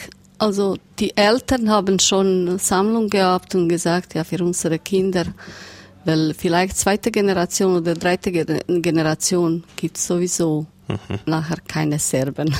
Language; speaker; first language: German; non-native, learner; Serbian